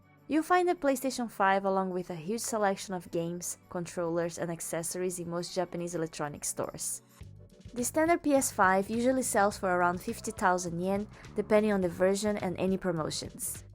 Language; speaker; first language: English; native; English